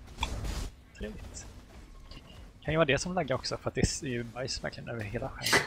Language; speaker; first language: Swedish; native; Swedish